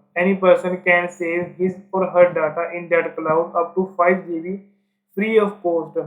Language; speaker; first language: English; non-native, local second language; Punjabi